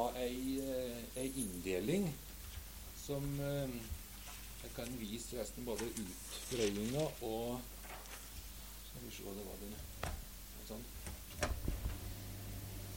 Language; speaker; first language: Norwegian; native; Norwegian